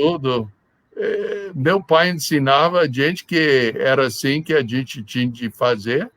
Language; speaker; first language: Portuguese; non-native, fluent; English